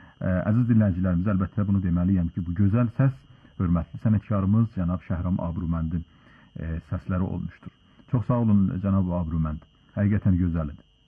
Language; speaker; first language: Azerbaijani; native; Azerbaijani